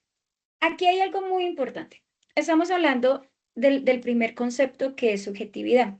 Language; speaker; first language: Spanish; native; Spanish